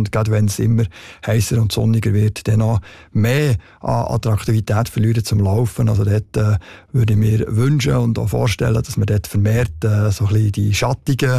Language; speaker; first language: German; native; German